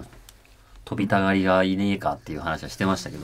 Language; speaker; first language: Japanese; native; Japanese